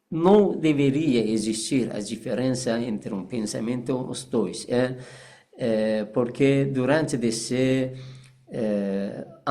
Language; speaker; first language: Portuguese; non-native, fluent; Persian